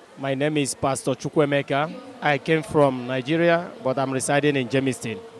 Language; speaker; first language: English; non-native, local second language; Igbo